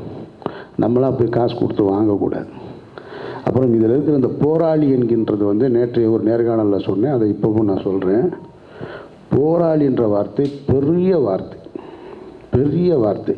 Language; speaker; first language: Tamil; native; Tamil